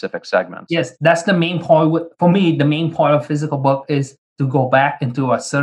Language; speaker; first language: English; early bilingual, other home language; Vietnamese